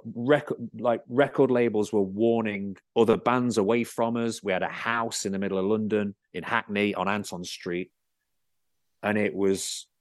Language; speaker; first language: English; native; English